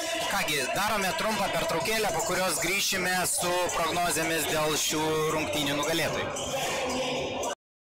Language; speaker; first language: Lithuanian; native; Lithuanian